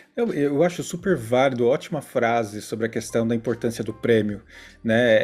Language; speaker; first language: Portuguese; native; Portuguese